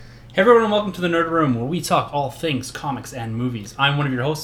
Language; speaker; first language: English; native; English